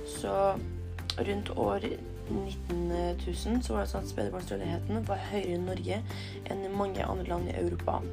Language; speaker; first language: Norwegian; early bilingual, other home language; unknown